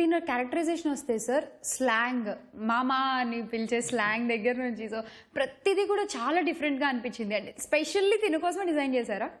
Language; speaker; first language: Telugu; native; Telugu